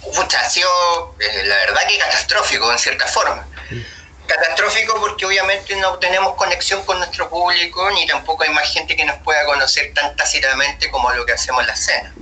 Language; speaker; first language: Spanish; native; Spanish